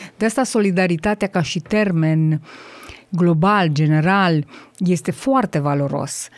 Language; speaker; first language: Romanian; native; Romanian